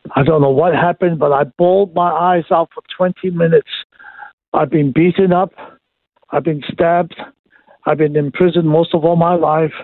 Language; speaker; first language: English; non-native, local second language; Cantonese